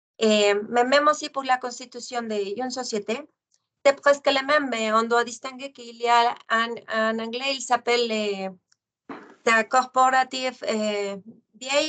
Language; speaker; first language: French; non-native, fluent; Spanish